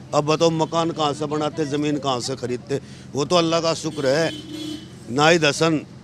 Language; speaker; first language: Hindi; native; Hindi